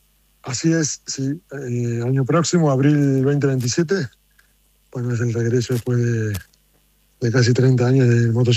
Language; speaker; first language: Spanish; native; Spanish